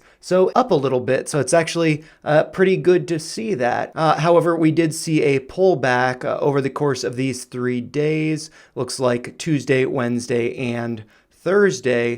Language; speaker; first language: English; native; English